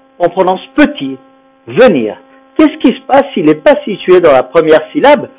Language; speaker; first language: French; non-native, fluent; Spanish